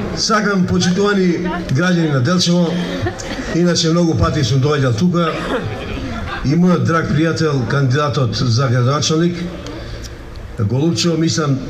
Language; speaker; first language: Macedonian; non-native, local second language; Romany